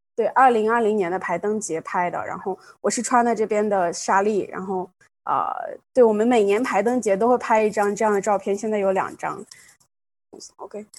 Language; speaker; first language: Chinese; native; Chinese